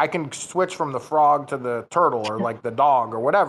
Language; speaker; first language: English; native; English